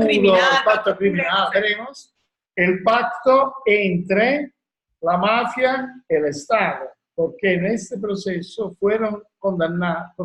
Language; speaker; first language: Spanish; non-native, learner; Italian